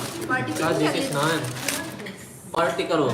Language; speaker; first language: English; non-native, local second language; Filipino